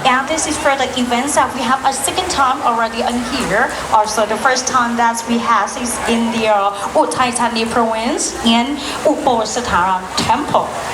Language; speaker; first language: English; non-native, learner; Thai